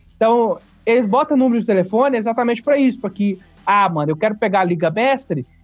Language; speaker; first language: Portuguese; native; Portuguese